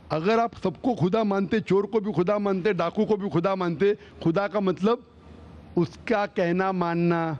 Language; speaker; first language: Hindi; non-native, local second language; Konkani